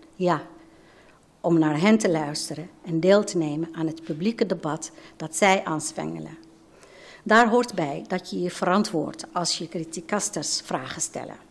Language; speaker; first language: Dutch; non-native, fluent; Arabic